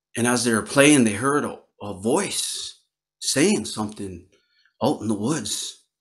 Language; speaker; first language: English; native; English